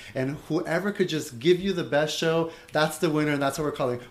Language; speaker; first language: English; native; English